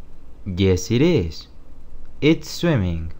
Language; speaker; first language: English; non-native, fluent; Spanish